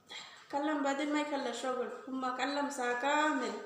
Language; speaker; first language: Arabic; non-native, learner; Bangla